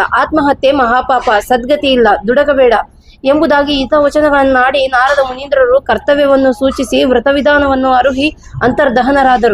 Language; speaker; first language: Kannada; native; Kannada